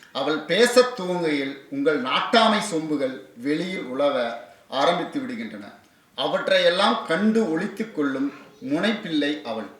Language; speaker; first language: Tamil; native; Tamil